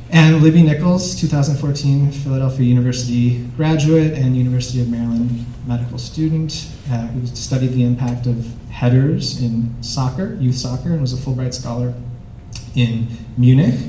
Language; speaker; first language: English; native; English